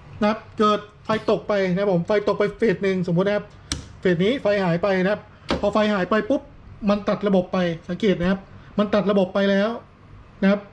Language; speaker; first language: Thai; native; Thai